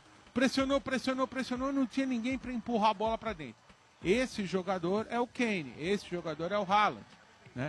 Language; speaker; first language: Portuguese; native; Portuguese